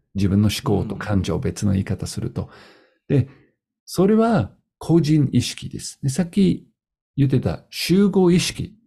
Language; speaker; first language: Japanese; non-native, fluent; English